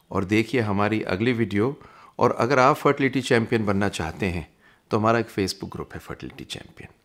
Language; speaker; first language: Hindi; native; Hindi